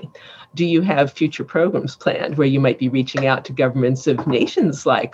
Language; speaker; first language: English; native; English